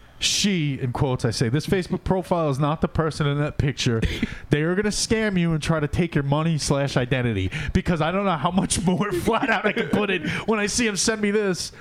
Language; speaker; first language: English; native; English